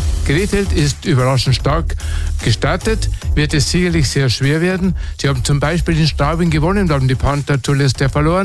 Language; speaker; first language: German; native; German